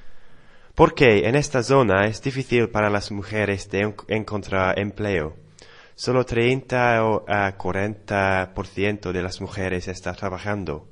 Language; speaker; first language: Spanish; non-native, learner; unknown